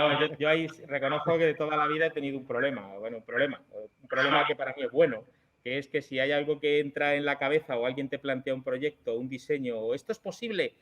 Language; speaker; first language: Spanish; native; Spanish